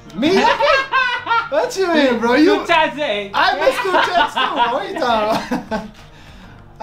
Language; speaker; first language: English; non-native, learner; Arabic